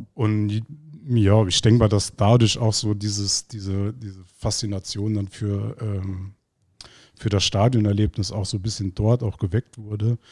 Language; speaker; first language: German; non-native, fluent; Icelandic